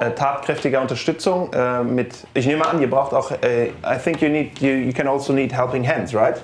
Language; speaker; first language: German; native; German